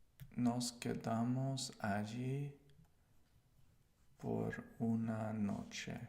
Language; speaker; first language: Spanish; non-native, learner; English